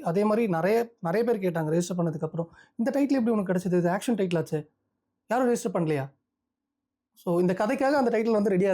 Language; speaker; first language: Tamil; native; Tamil